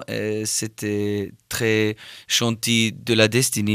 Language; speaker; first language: French; non-native, learner; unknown